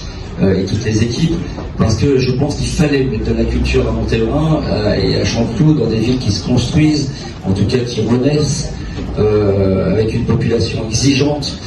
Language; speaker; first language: French; native; French